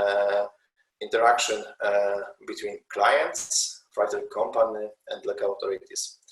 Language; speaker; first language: English; non-native, learner; Polish